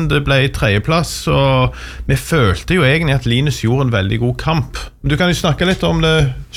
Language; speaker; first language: Norwegian; native; Norwegian